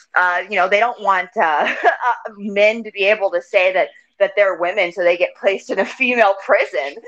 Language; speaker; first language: English; native; English